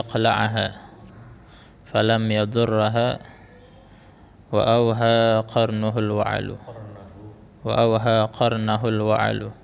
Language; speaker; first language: Arabic; non-native, fluent; Indonesian